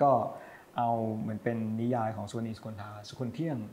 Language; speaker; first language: Thai; native; Thai